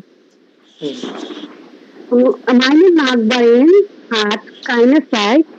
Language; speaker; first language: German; non-native, learner; Bangla